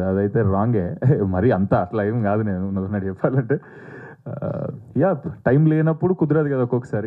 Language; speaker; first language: Telugu; native; Telugu